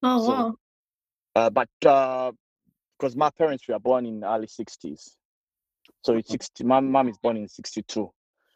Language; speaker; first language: English; non-native, local second language; Ganda